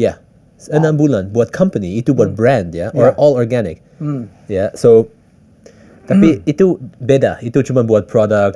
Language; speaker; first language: Indonesian; early bilingual, heritage; English